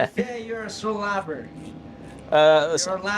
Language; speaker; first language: English; non-native, learner; Persian